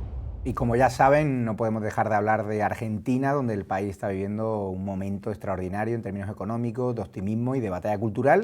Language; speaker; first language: Spanish; native; Spanish